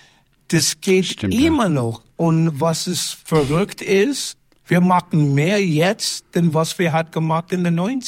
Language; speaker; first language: German; non-native, fluent; English